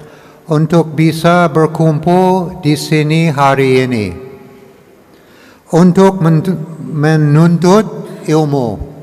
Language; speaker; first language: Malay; non-native, learner; English